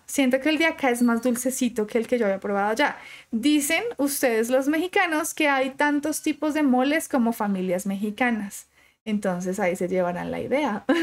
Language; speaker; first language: Spanish; native; Spanish